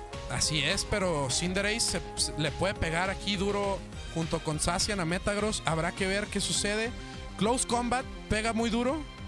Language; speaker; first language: Spanish; native; Spanish